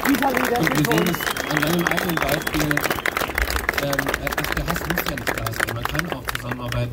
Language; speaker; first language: German; native; German